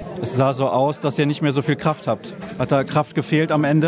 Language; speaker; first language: German; native; German